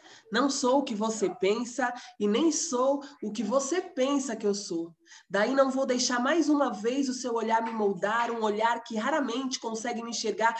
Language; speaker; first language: Portuguese; native; Portuguese